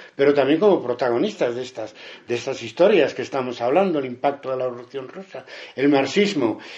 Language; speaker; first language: Spanish; native; Spanish